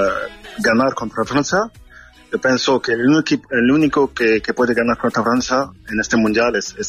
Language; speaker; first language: Spanish; non-native, fluent; French